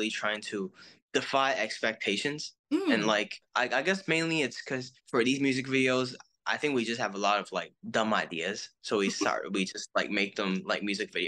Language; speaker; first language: English; non-native, local second language; Cantonese